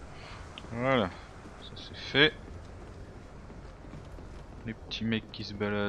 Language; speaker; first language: French; native; French